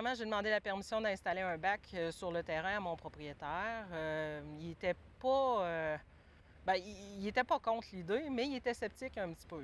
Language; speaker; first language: French; native; French